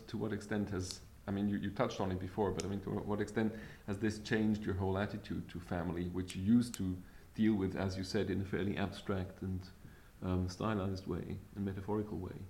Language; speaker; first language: English; non-native, fluent; German